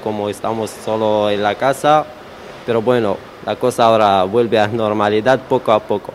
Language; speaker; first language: Spanish; non-native, learner; Arabic